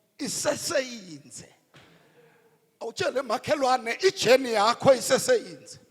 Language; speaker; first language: Zulu; non-native, local second language; Swati